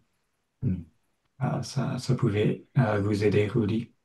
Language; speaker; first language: French; non-native, fluent; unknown